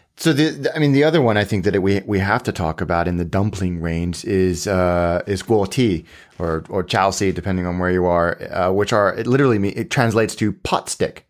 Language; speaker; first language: English; native; English